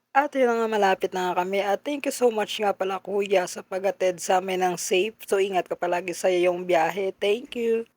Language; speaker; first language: Filipino; non-native, local second language; Hiligaynon